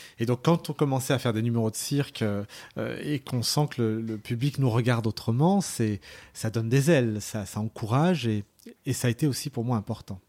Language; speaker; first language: French; early bilingual, other home language; Arabic